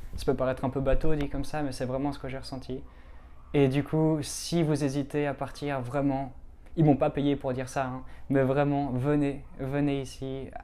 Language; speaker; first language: French; native; French